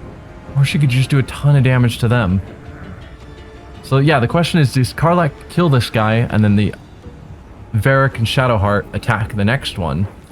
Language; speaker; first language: English; native; English